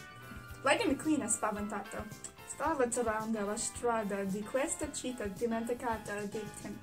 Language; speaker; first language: Italian; non-native, learner; English